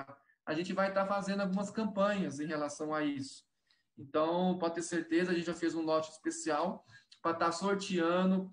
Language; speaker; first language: Portuguese; native; Portuguese